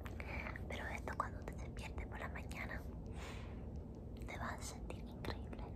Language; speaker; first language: Spanish; early bilingual, heritage; Spanish